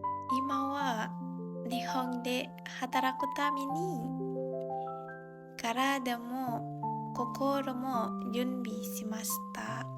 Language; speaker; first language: Japanese; non-native, learner; Indonesian